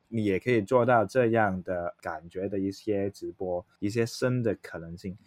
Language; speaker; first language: Chinese; non-native, local second language; Cantonese